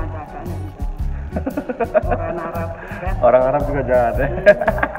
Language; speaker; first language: Indonesian; non-native, learner; Amharic